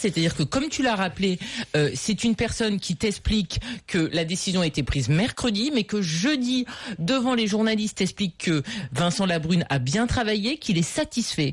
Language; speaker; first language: French; native; French